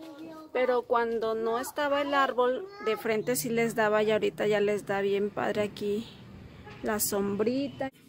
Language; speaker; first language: Spanish; early bilingual, heritage; Spanish